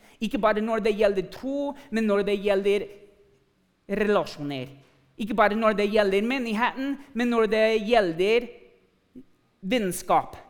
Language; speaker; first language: Norwegian; non-native, fluent; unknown